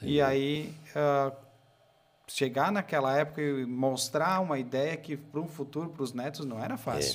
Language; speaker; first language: Portuguese; native; Portuguese